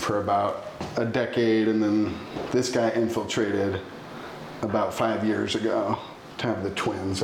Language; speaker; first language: English; native; English